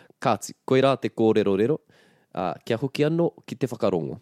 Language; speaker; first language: Māori; non-native, local second language; English